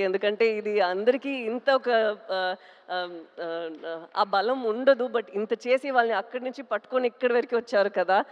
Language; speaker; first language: Telugu; non-native, local second language; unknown